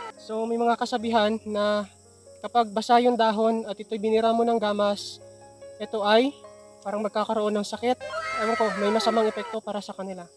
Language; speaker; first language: Filipino; non-native, local second language; Cebuano